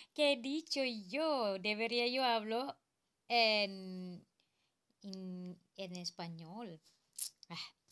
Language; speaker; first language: Spanish; non-native, learner; Indonesian